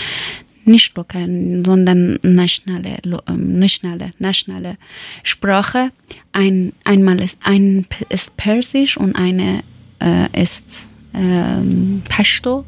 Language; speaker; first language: German; non-native, learner; Persian